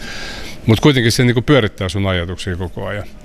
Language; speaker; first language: Finnish; native; Finnish